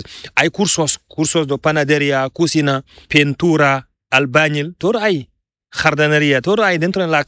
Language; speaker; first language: Spanish; non-native, learner; Fula